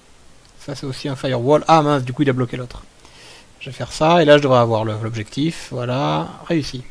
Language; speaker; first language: French; native; French